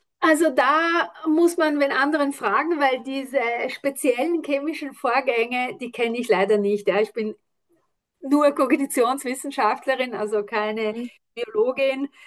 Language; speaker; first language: German; non-native, fluent; Italian